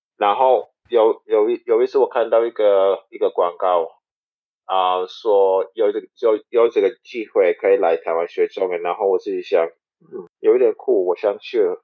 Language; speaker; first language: Chinese; non-native, learner; English